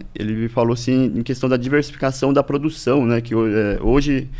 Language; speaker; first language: Portuguese; native; Portuguese